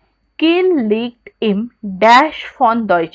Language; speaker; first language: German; non-native, learner; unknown